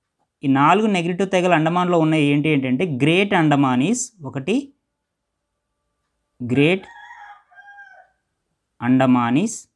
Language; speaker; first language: Telugu; native; Telugu